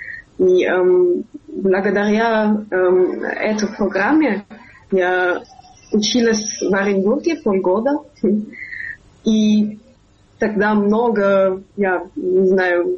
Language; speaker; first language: Russian; non-native, fluent; German